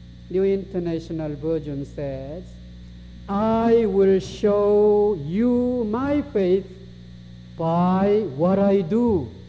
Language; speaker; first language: English; non-native, fluent; Korean